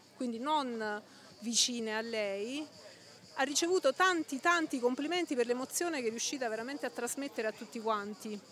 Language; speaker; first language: Italian; native; Italian